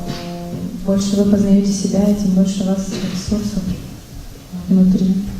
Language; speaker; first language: Russian; native; Russian